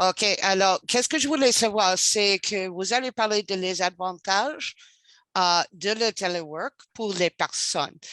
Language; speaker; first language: French; non-native, learner; English